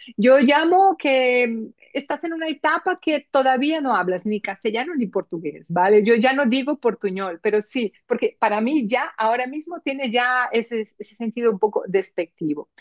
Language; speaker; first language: Spanish; early bilingual, heritage; Spanish